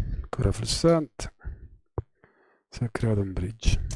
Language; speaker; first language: Italian; native; Italian